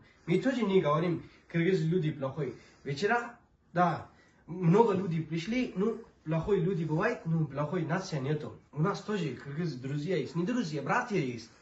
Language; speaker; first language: Russian; non-native, learner; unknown